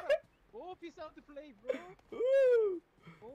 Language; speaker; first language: English; non-native, learner; Korean